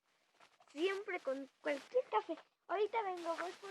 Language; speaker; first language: Spanish; native; Spanish